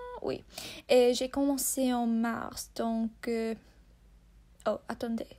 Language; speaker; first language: French; non-native, learner; English